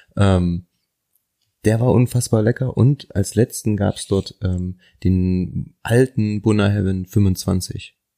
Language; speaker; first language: German; native; German